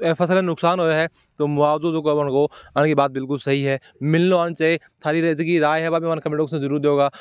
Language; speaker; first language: Hindi; native; Hindi